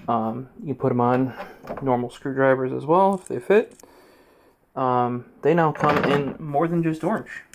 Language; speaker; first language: English; native; English